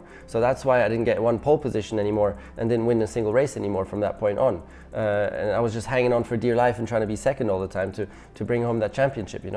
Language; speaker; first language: English; non-native, fluent; German